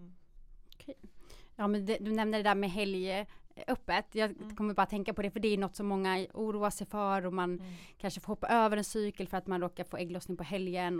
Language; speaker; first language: Swedish; native; Swedish